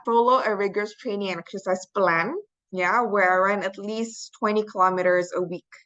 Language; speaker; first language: English; non-native, fluent; Indonesian